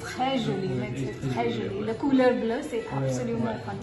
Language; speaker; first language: French; non-native, learner; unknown